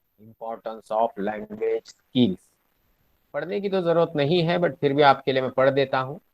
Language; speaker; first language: Hindi; non-native, local second language; Marathi